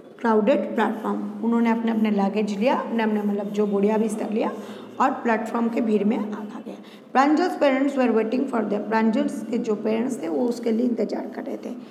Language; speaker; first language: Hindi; non-native, local second language; Gujarati